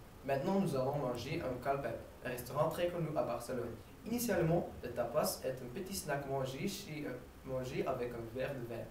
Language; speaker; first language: French; non-native, learner; Dutch